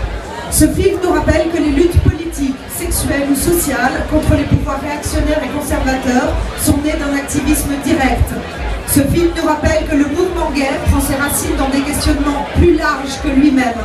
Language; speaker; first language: French; native; French